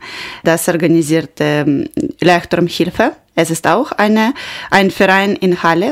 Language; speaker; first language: German; non-native, learner; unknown